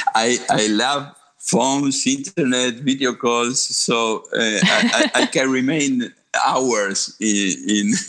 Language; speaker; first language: English; non-native, fluent; Spanish